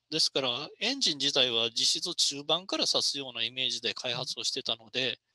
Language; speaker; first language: Japanese; native; Japanese